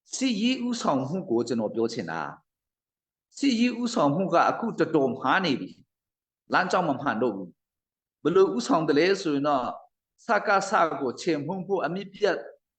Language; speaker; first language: Burmese; non-native, local second language; Hakha Chin